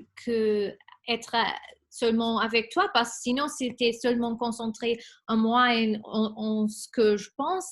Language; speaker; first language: French; non-native, fluent; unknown